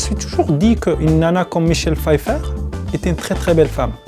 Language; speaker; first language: French; non-native, local second language; Arabic